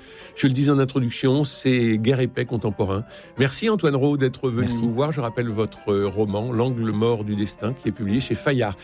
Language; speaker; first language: French; native; French